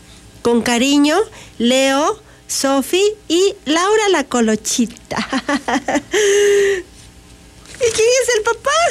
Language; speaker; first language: Spanish; native; Spanish